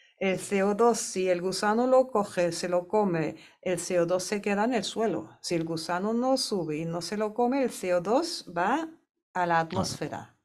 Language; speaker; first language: Spanish; non-native, fluent; German